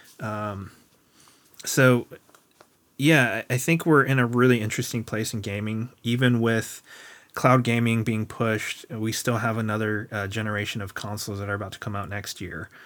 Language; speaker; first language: English; native; English